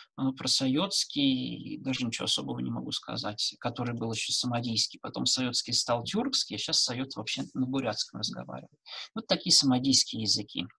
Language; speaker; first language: Russian; native; Russian